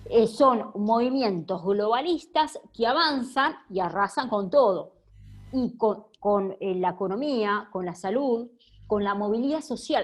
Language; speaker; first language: Spanish; native; Spanish